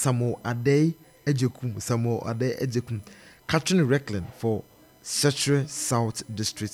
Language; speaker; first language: English; non-native, local second language; Akan